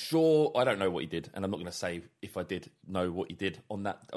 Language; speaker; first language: English; native; English